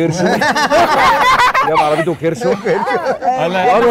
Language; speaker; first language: Arabic; native; Arabic